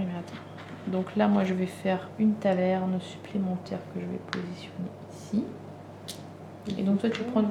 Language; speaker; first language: French; native; French